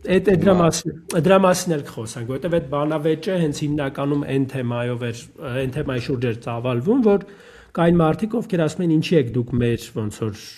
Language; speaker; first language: Armenian; native; Armenian